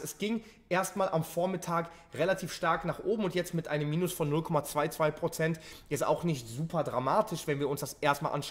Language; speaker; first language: German; native; German